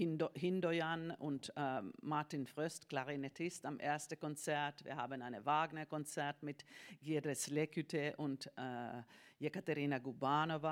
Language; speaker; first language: German; non-native, fluent; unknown